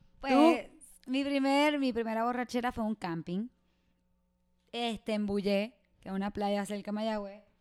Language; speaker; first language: Spanish; native; Spanish